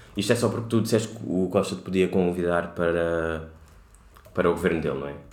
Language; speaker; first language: Portuguese; native; Portuguese